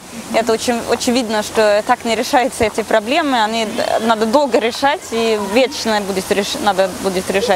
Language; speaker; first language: Russian; non-native, fluent; Swedish